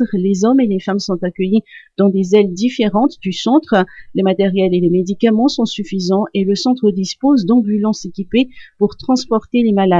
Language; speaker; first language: French; non-native, local second language; Malagasy